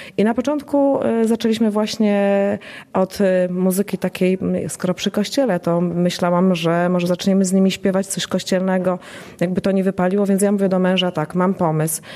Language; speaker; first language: Polish; native; Polish